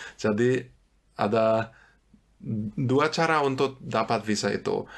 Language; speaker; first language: Indonesian; non-native, fluent; German